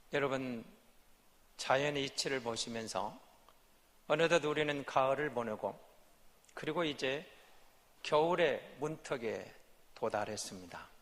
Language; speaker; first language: Korean; native; Korean